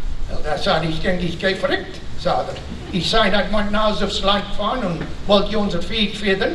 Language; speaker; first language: German; early bilingual, heritage; German